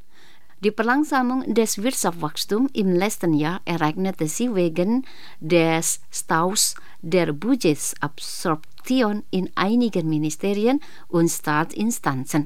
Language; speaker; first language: German; non-native, fluent; Indonesian